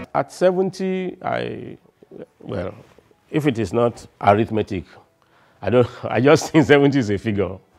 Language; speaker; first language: English; non-native, local second language; Yoruba